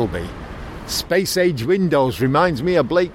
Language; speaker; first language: English; native; English